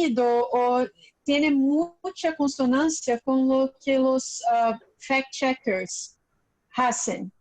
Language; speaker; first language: Spanish; non-native, learner; Portuguese